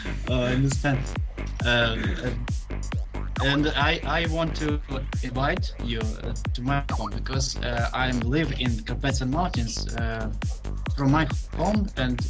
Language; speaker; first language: English; non-native, learner; Ukrainian